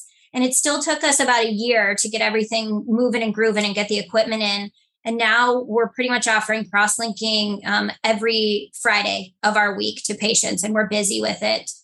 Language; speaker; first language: English; native; English